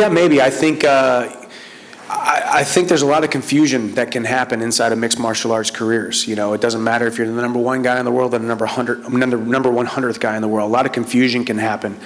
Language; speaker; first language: English; native; English